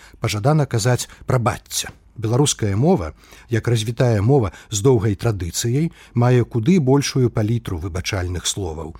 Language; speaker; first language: Belarusian; native; Belarusian